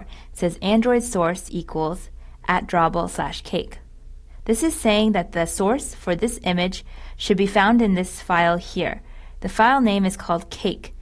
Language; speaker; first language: English; native; English